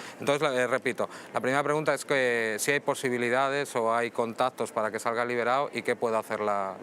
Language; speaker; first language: Spanish; native; Spanish